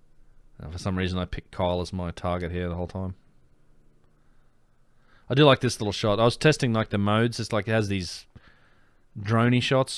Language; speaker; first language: English; native; English